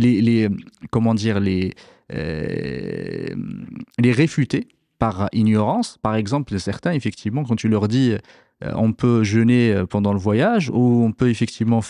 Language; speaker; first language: French; native; French